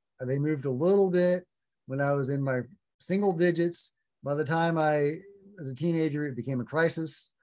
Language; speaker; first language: English; native; English